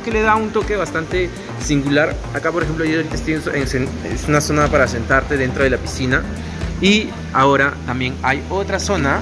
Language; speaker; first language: Spanish; native; Spanish